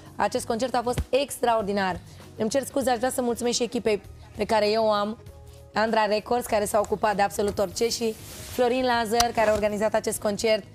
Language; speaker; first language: Romanian; native; Romanian